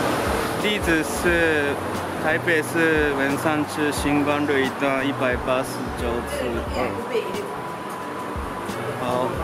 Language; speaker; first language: Chinese; non-native, fluent; Japanese